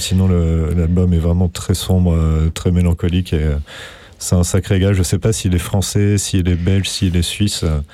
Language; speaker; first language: French; native; French